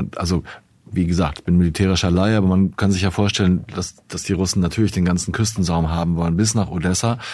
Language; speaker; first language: German; non-native, fluent; Ukrainian